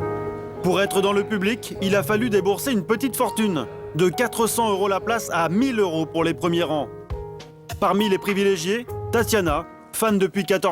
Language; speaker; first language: French; native; French